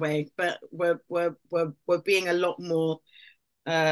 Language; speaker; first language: English; native; English